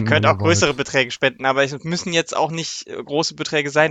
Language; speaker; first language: German; native; German